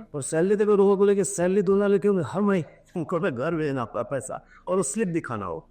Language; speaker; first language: Hindi; native; Hindi